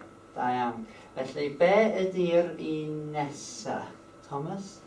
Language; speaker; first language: Welsh; native; Welsh